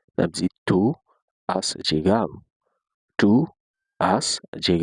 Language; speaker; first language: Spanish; non-native, learner; Haitian Creole